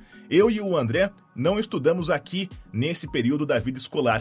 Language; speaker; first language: Portuguese; native; Portuguese